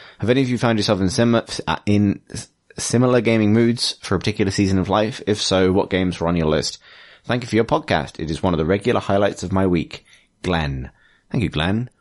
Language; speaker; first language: English; native; English